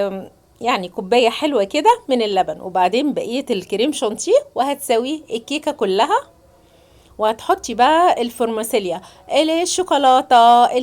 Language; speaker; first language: Arabic; native; Arabic